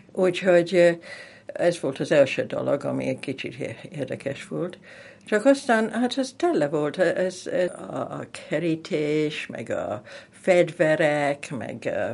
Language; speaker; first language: Hungarian; non-native, fluent; English